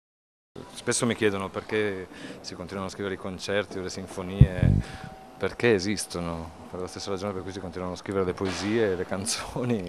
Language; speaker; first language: Italian; native; Italian